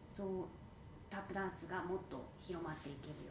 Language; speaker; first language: Japanese; non-native, fluent; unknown